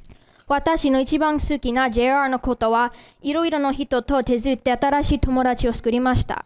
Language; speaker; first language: Japanese; non-native, learner; English